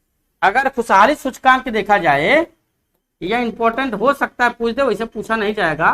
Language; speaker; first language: Hindi; native; Hindi